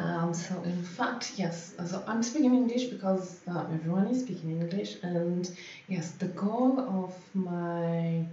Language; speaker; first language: English; non-native, fluent; French